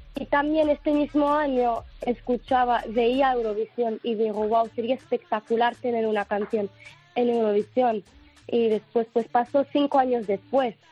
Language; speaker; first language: Spanish; non-native, fluent; Arabic